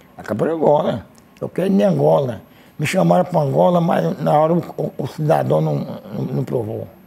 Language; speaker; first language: Portuguese; native; Portuguese